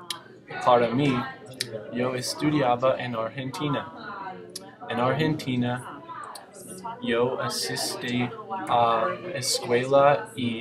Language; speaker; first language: Spanish; non-native, learner; English